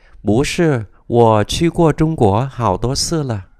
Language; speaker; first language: Chinese; non-native, fluent; Vietnamese